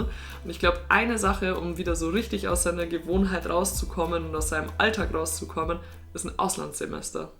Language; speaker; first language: German; native; German